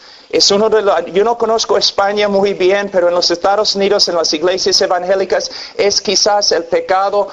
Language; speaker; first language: Spanish; non-native, fluent; English